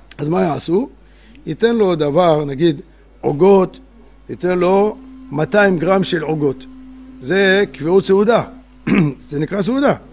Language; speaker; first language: Hebrew; native; Hebrew